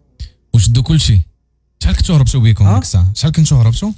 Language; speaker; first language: Arabic; native; Arabic